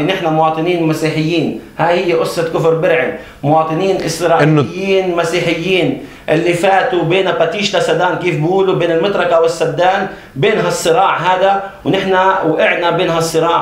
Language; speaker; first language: Arabic; native; Arabic